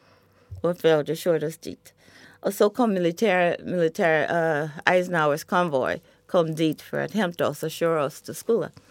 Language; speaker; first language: Swedish; non-native, fluent; English